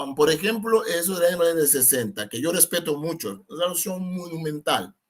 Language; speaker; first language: Spanish; non-native, fluent; Papiamento